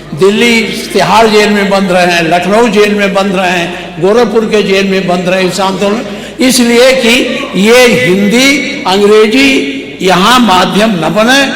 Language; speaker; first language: Hindi; native; Hindi